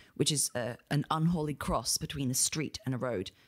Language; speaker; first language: English; native; English